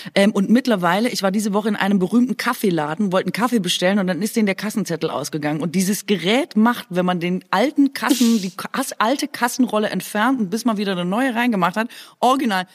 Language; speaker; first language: German; non-native, local second language; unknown